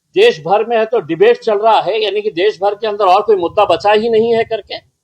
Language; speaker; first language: Hindi; non-native, local second language; Marathi